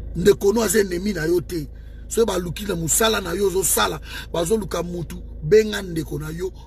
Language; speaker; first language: Lingala; native; Lingala